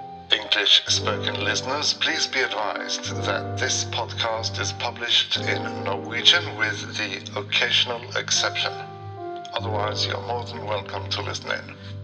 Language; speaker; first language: English; non-native, fluent; Norwegian